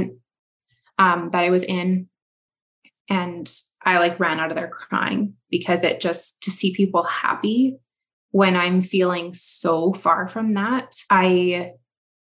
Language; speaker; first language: English; native; English